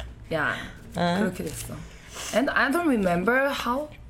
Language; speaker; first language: English; non-native, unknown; Korean